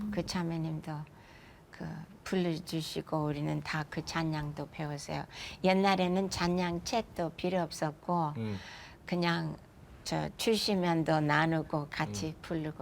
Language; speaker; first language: Korean; non-native, fluent; English